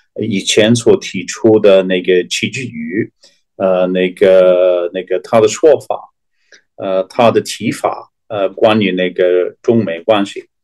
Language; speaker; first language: Chinese; non-native, fluent; English